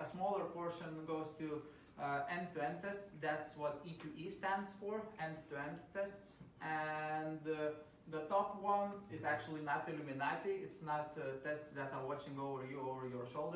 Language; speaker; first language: English; non-native, fluent; Lithuanian